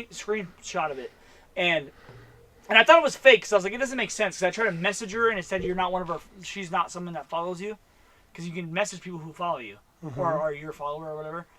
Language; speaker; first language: English; native; English